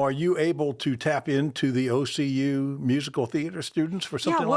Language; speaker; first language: English; native; English